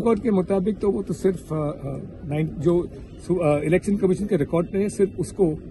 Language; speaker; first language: Hindi; non-native, local second language; Sindhi